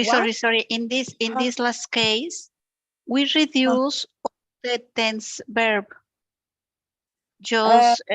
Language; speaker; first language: English; non-native, learner; Spanish